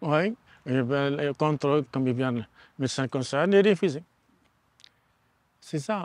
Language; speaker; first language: French; non-native, learner; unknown